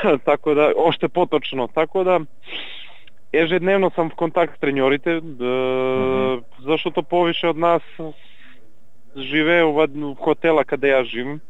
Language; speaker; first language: Bulgarian; non-native, learner; Serbian